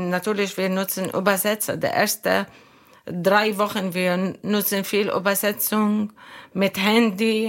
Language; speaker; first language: German; non-native, learner; Arabic